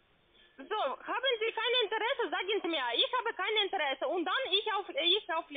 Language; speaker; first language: German; non-native, learner; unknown